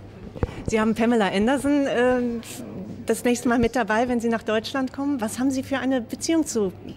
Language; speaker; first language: German; native; German